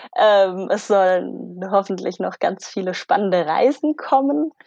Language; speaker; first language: German; native; German